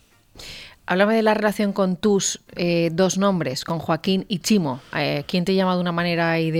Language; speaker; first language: Spanish; native; Spanish